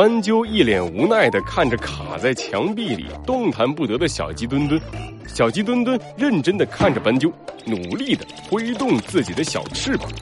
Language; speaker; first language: Chinese; native; Chinese